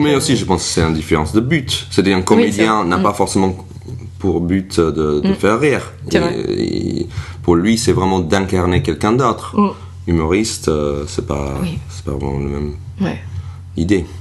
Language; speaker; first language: French; non-native, fluent; English